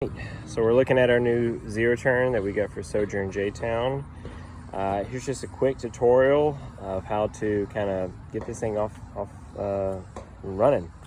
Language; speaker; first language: English; native; English